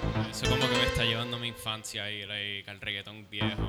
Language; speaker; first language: Spanish; early bilingual, heritage; Spanish